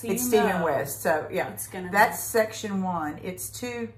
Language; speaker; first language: English; native; English